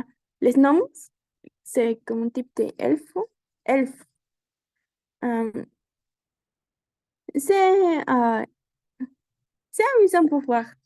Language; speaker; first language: French; non-native, learner; Spanish